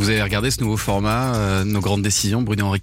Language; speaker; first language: French; native; French